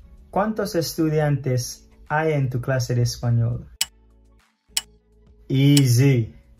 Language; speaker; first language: Spanish; non-native, fluent; English